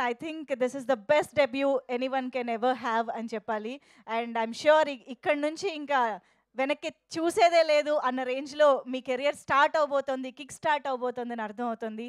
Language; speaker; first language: Telugu; native; Telugu